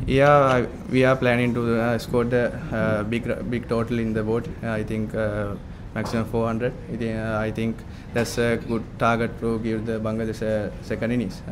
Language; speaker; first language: English; non-native, local second language; Sinhala